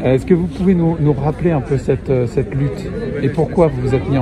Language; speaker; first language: French; native; French